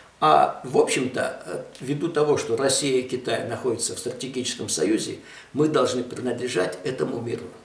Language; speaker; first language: Russian; non-native, local second language; Armenian